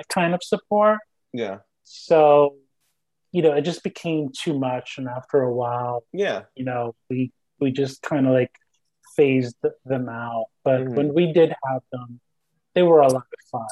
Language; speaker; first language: English; early bilingual, other home language; Spanish